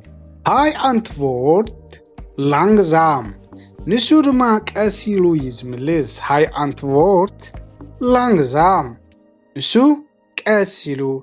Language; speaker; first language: Dutch; non-native, fluent; Tigrinya